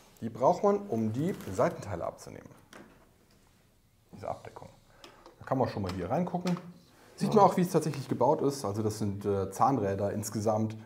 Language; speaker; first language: German; native; German